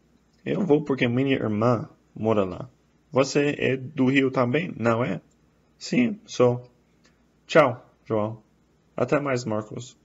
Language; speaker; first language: Portuguese; non-native, fluent; English